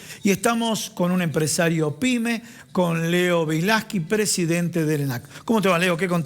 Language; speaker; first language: Spanish; native; Spanish